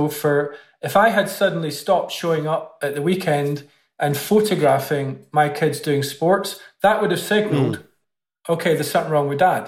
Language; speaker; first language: English; native; English